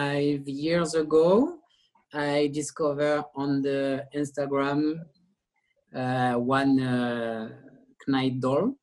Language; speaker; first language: English; non-native, learner; French